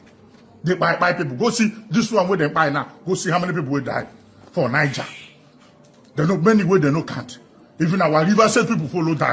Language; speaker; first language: Nigerian Pidgin; non-native, local second language; Igbo